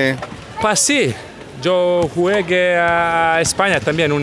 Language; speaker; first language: Spanish; non-native, learner; Croatian